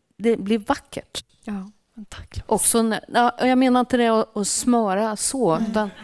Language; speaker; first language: Swedish; native; Swedish